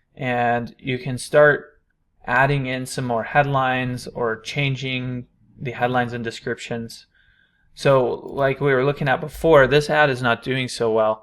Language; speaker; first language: English; native; English